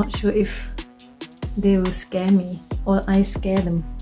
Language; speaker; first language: English; non-native, learner; Thai